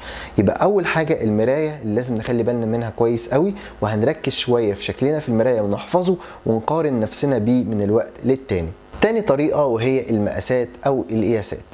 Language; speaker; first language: Arabic; native; Arabic